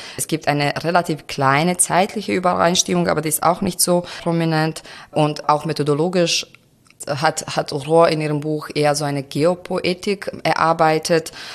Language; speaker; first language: German; non-native, fluent; Croatian